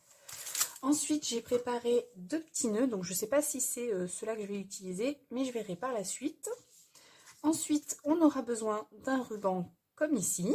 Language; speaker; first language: French; native; French